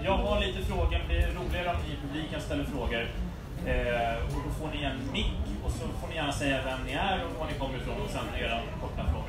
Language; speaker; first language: Swedish; native; Swedish